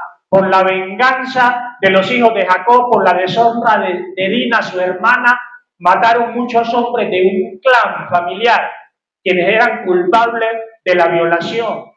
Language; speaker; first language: Spanish; native; Spanish